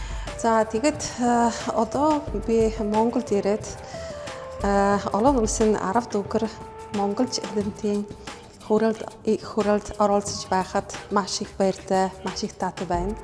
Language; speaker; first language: Mongolian; non-native, fluent; Polish